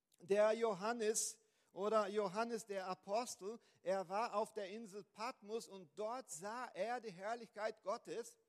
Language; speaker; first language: German; non-native, fluent; Portuguese